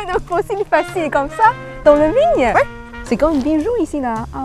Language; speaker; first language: French; non-native, fluent; Chinese